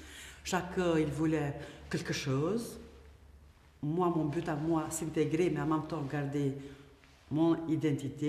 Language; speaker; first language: French; non-native, fluent; Albanian